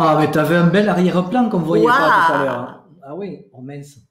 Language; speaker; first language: French; native; French